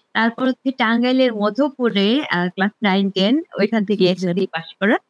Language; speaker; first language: Bangla; non-native, local second language; Garo